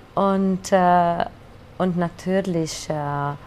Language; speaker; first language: German; non-native, fluent; Hungarian